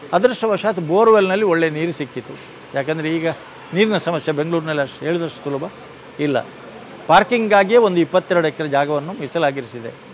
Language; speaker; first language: Kannada; non-native, local second language; Tulu